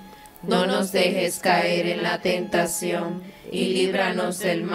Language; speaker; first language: Spanish; native; Spanish